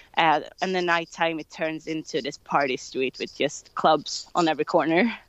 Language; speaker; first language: English; non-native, fluent; Swedish